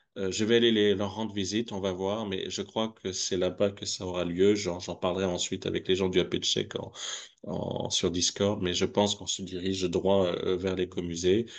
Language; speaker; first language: French; native; French